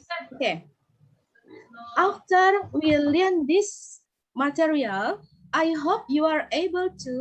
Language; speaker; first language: English; non-native, learner; Indonesian